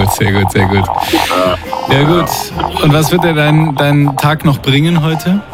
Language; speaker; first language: German; native; German